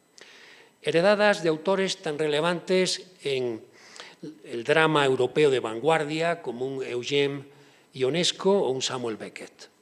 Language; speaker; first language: Spanish; native; Spanish